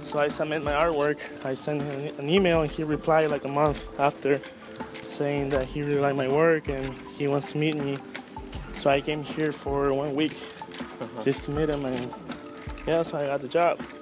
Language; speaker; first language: English; non-native, fluent; Spanish